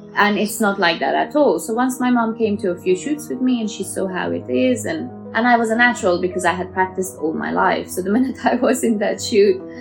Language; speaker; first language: English; non-native, local second language; Persian